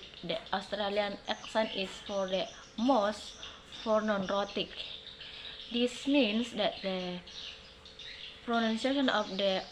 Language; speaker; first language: English; non-native, learner; Indonesian